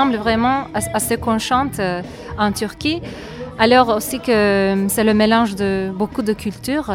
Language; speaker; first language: French; non-native, fluent; Turkish